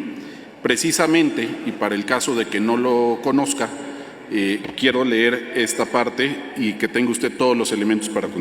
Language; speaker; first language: Spanish; native; Spanish